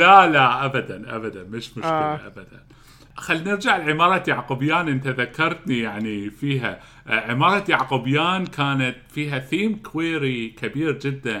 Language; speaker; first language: Arabic; native; Arabic